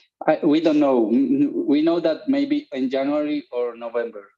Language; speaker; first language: English; non-native, learner; Spanish